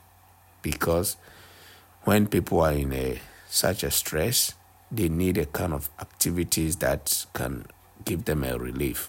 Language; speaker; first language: English; non-native, fluent; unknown